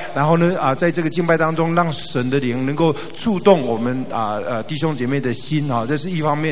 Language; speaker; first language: Chinese; native; Chinese